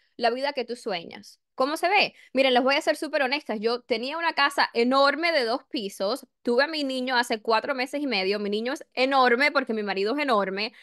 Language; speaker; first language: Spanish; early bilingual, heritage; Spanish